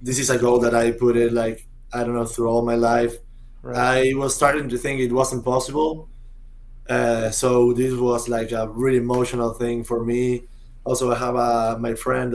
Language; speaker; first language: English; non-native, fluent; Spanish